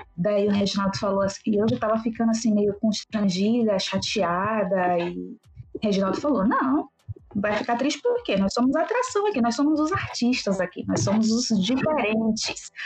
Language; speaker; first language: Portuguese; native; Portuguese